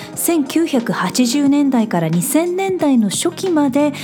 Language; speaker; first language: Japanese; native; Japanese